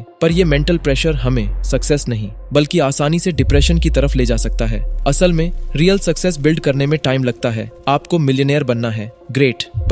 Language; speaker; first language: Hindi; native; Hindi